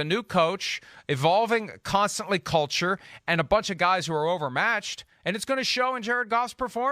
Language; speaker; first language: English; native; English